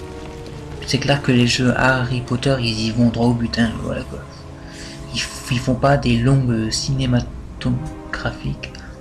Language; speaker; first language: French; native; French